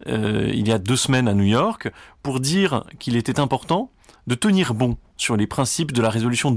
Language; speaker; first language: French; native; French